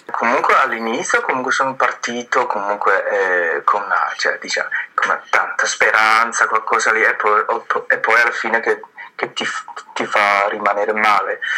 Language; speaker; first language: Italian; non-native, fluent; Chinese